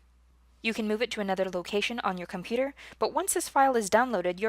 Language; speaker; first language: English; native; English